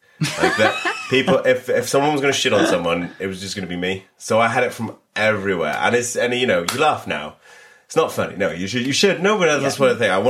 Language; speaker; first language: English; native; English